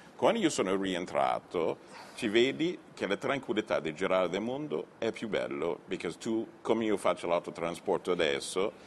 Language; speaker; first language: Italian; non-native, learner; English